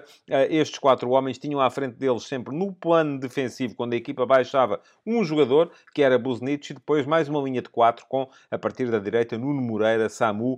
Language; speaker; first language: Portuguese; native; Portuguese